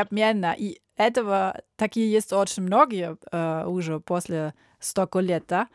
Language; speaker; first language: Russian; non-native, learner; German